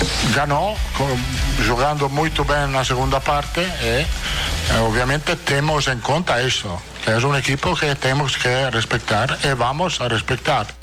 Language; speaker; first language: Portuguese; non-native, fluent; Italian